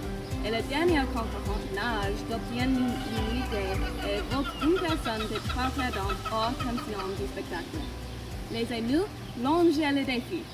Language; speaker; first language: French; non-native, learner; English